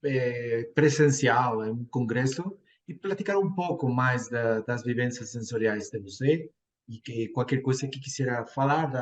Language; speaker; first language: Portuguese; non-native, fluent; Spanish